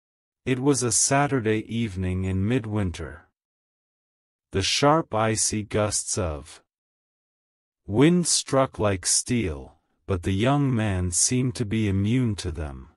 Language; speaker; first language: English; non-native, local second language; Urdu